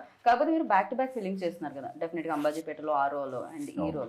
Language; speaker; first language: Telugu; native; Telugu